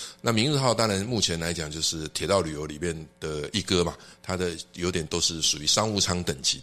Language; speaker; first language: Chinese; native; Chinese